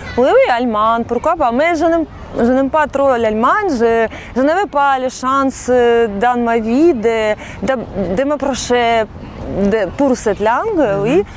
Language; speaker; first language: French; non-native, fluent; Russian